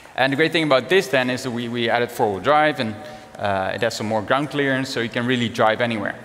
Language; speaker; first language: English; non-native, fluent; Dutch